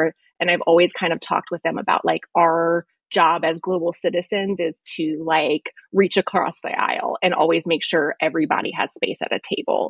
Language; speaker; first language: English; native; English